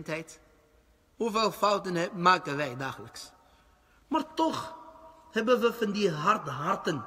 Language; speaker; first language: Dutch; early bilingual, other home language; Arabic